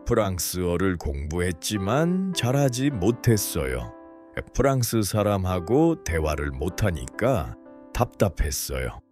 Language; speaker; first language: Korean; non-native, learner; Uzbek